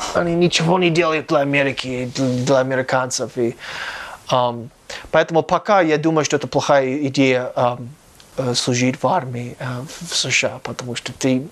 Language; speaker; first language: Russian; non-native, learner; English